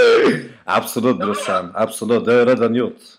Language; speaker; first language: Swedish; native; Swedish